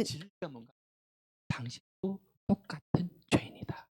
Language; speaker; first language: Korean; non-native, local second language; Chinese